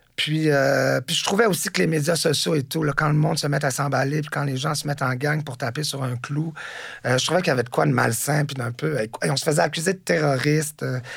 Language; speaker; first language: French; native; French